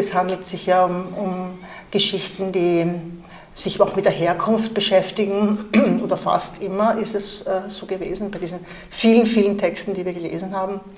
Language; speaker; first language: German; early bilingual, other home language; Arabic